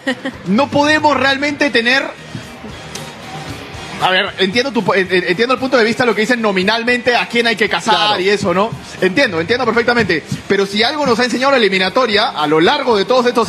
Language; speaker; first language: Spanish; native; Spanish